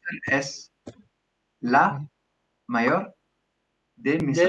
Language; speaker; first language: Spanish; non-native, learner; English